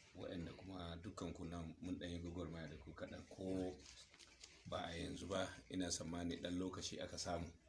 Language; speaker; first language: Hausa; non-native, local second language; Fula